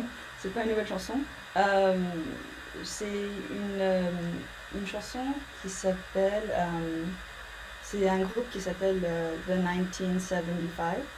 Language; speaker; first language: French; early bilingual, heritage; English